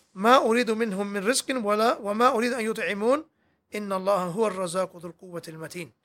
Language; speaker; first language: Arabic; non-native, fluent; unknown